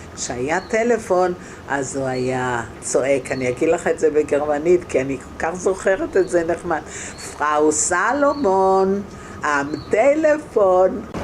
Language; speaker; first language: Hebrew; early bilingual, other home language; German